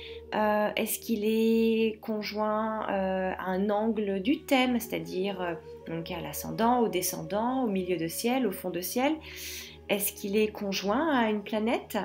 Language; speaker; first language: French; native; French